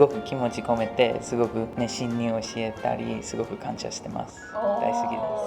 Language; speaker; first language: Japanese; non-native, learner; English